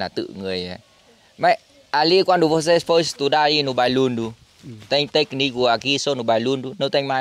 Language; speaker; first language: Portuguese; non-native, learner; Vietnamese